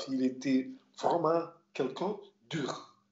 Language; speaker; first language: French; non-native, local second language; Portuguese